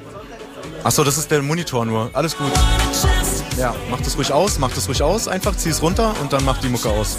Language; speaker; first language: German; native; German